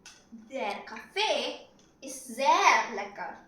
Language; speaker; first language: German; non-native, learner; Malayalam